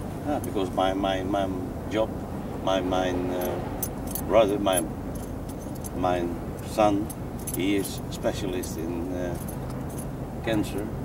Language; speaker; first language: English; non-native, learner; Dutch